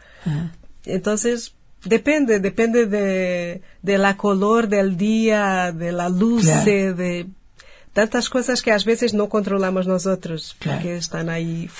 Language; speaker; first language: Spanish; non-native, fluent; Portuguese